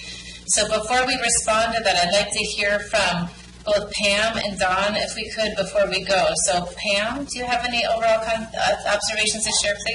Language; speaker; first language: English; native; English